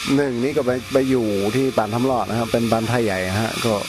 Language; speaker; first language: Thai; non-native, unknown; English